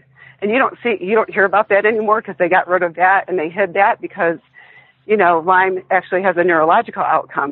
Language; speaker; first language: English; native; English